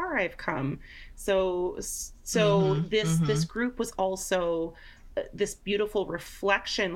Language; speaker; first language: English; native; English